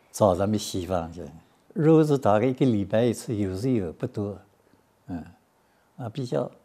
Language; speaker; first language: Chinese; native; Chinese